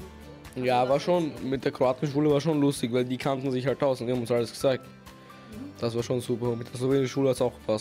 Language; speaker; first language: German; native; German